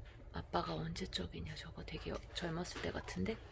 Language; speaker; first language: Korean; native; Korean